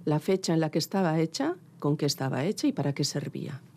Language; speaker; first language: Spanish; non-native, local second language; Basque